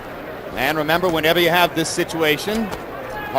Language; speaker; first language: English; native; English